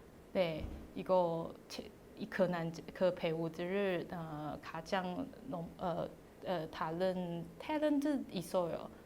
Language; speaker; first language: Korean; non-native, learner; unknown